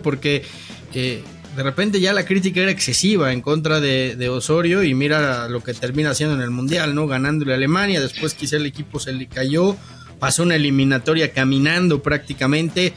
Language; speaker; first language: Spanish; native; Spanish